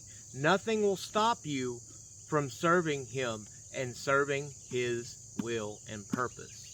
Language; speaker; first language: English; native; English